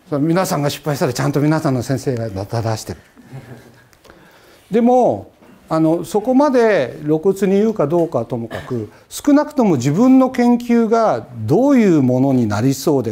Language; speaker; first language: Japanese; native; Japanese